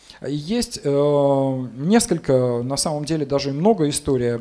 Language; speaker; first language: Russian; native; Russian